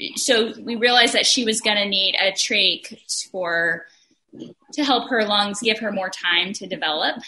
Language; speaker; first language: English; native; English